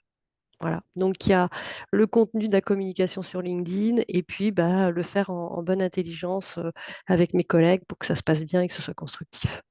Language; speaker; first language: French; native; French